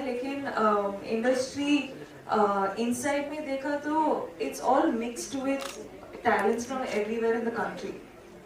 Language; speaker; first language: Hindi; non-native, local second language; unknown